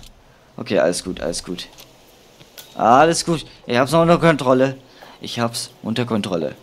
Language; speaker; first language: German; native; German